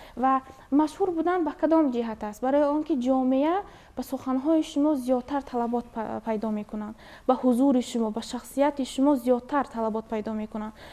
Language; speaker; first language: Tajik; native; Tajik